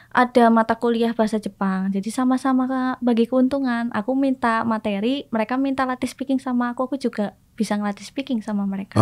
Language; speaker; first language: Indonesian; native; Indonesian